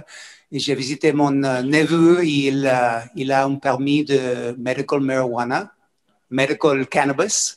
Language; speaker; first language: French; non-native, fluent; English